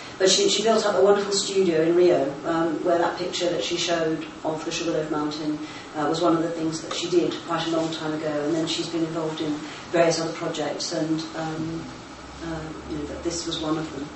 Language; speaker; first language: English; native; English